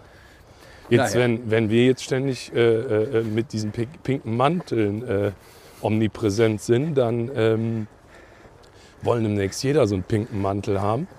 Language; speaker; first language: German; native; German